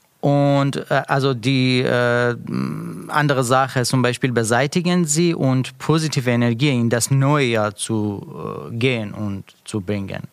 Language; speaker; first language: German; non-native, learner; Persian